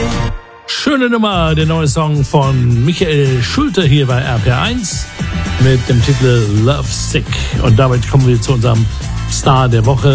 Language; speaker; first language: German; native; German